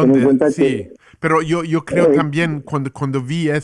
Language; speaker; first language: Spanish; non-native, learner; English